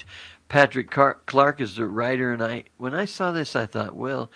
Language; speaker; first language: English; native; English